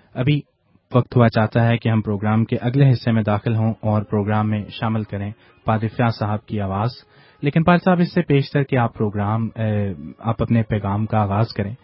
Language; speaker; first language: Urdu; non-native, local second language; Punjabi